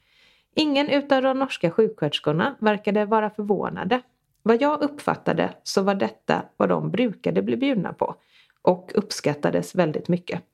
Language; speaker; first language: Swedish; native; Swedish